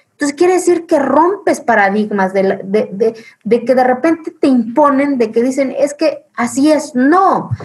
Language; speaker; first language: Spanish; early bilingual, other home language; Zapotec